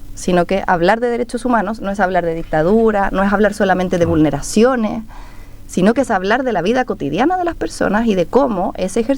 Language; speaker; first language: Spanish; native; Spanish